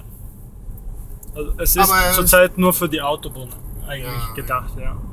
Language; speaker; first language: German; native; German